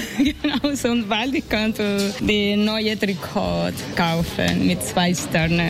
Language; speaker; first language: German; non-native, learner; Spanish